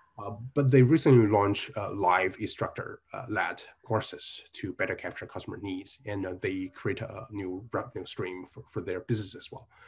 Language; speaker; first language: English; non-native, fluent; Chinese